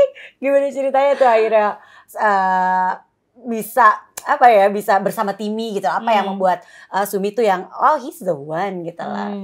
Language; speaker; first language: Indonesian; native; Indonesian